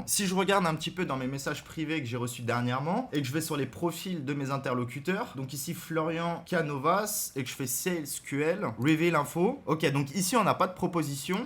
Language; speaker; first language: French; native; French